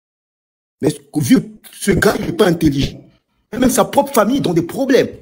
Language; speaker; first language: French; non-native, local second language; Ewe